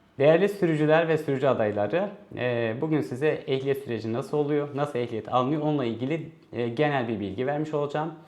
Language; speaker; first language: Turkish; native; Turkish